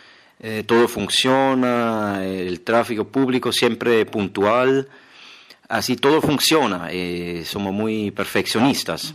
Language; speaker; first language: Spanish; non-native, fluent; German